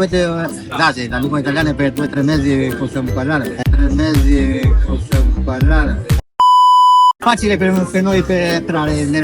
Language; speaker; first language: Italian; non-native, learner; Albanian